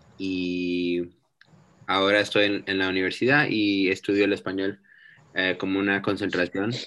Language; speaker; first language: Spanish; early bilingual, heritage; Spanish